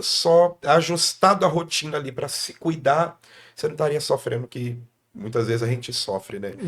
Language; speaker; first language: Portuguese; native; Portuguese